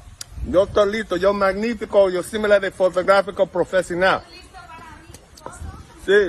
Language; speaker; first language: Spanish; non-native, learner; English